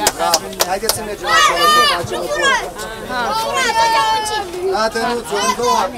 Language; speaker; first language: Romanian; native; Romanian